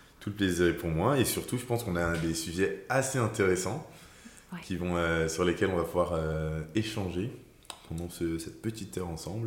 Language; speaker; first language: French; native; French